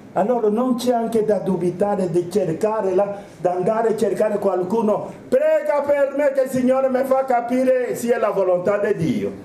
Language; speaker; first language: Italian; non-native, fluent; Romanian